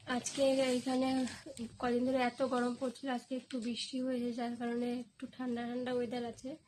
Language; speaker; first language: Bangla; native; Bangla